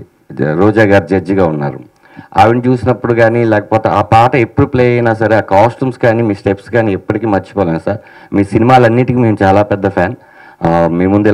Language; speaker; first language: Telugu; native; Telugu